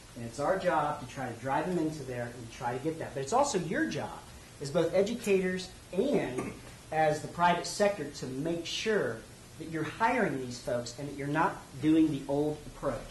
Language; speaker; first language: English; native; English